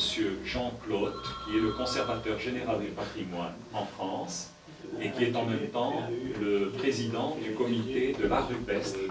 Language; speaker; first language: French; native; French